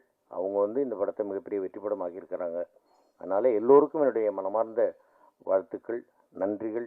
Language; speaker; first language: Tamil; native; Tamil